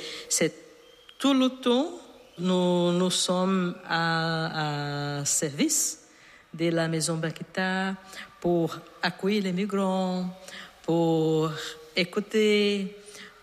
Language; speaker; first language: French; non-native, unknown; Portuguese